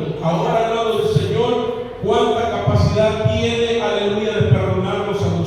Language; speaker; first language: Spanish; native; Spanish